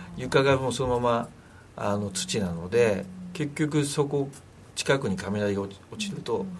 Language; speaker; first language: Japanese; native; Japanese